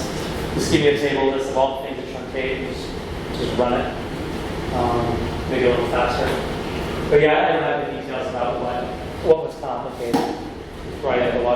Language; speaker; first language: English; native; English